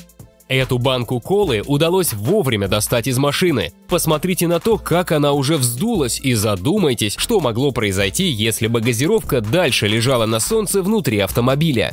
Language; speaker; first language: Russian; native; Russian